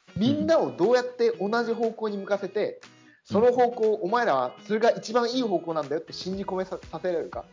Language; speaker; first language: Japanese; native; Japanese